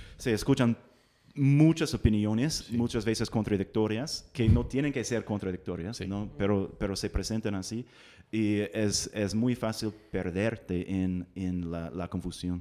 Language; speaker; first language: Spanish; non-native, fluent; English